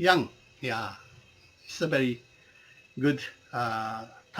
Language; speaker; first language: English; non-native, learner; Japanese